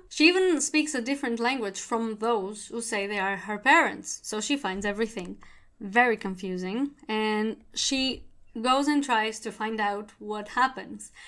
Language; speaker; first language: English; non-native, fluent; Portuguese